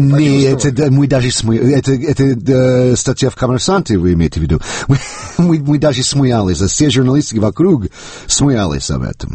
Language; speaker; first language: Russian; non-native, fluent; English